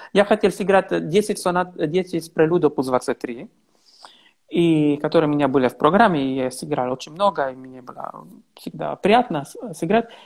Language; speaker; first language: Russian; non-native, learner; Italian